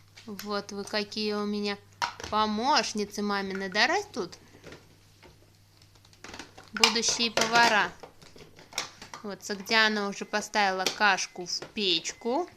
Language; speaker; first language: Russian; native; Russian